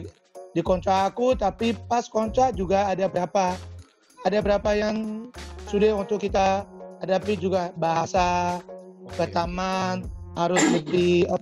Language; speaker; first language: Indonesian; non-native, fluent; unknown